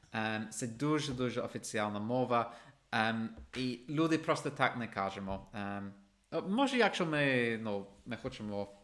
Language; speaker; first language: Ukrainian; non-native, fluent; English